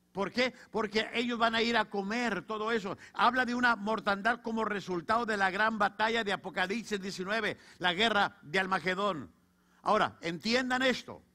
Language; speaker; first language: Spanish; native; Spanish